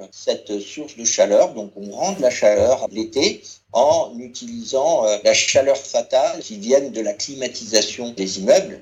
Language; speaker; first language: French; native; French